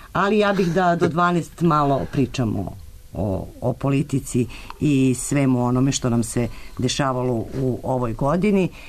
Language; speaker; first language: Serbian; native; Serbian